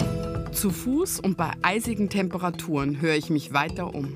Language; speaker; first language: German; native; German